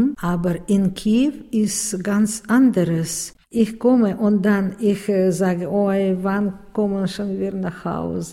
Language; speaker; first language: German; non-native, learner; Russian